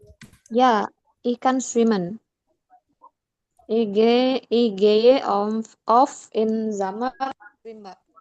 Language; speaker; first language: German; non-native, learner; Indonesian